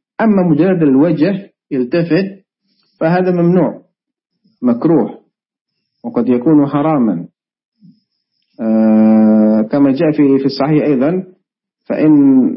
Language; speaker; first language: Arabic; non-native, fluent; Indonesian